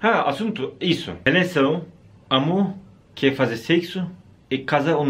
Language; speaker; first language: Portuguese; non-native, learner; Turkish